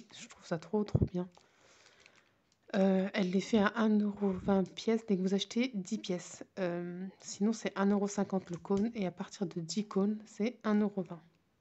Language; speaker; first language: French; native; French